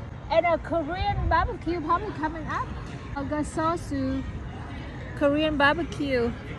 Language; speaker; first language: English; non-native, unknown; Vietnamese